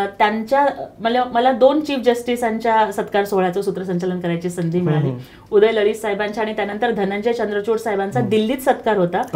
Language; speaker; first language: Marathi; non-native, local second language; Telugu